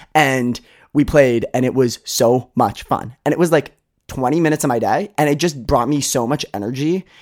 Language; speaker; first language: English; native; English